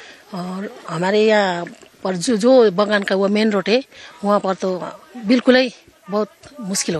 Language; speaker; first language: Hindi; non-native, local second language; Nepali